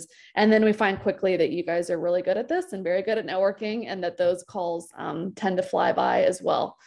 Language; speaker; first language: English; native; English